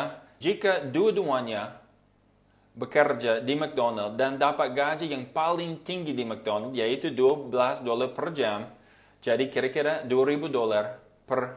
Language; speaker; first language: Indonesian; non-native, fluent; English